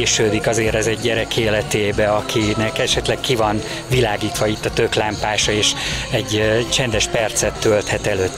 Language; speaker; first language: Hungarian; native; Hungarian